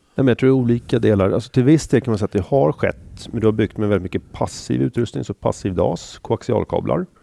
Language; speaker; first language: Swedish; native; Swedish